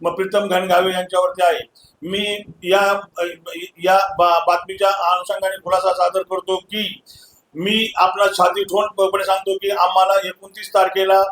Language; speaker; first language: Marathi; native; Marathi